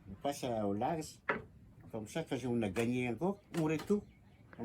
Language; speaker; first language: French; non-native, local second language; Malagasy